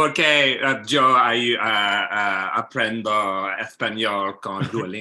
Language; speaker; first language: Spanish; non-native, learner; English